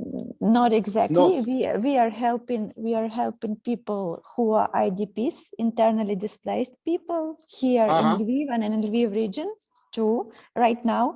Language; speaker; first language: English; non-native, fluent; Ukrainian